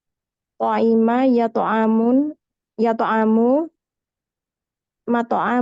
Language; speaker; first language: Arabic; non-native, learner; Indonesian